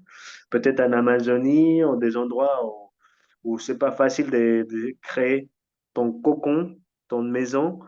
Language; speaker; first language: French; non-native, fluent; Spanish